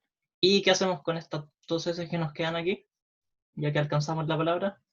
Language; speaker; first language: Spanish; native; Spanish